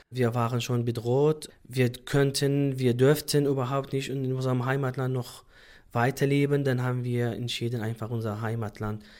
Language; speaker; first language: German; non-native, fluent; Arabic